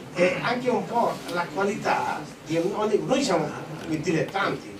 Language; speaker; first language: Italian; non-native, fluent; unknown